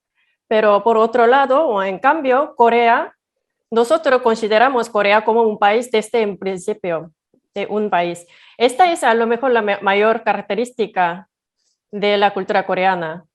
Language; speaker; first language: Spanish; non-native, fluent; Korean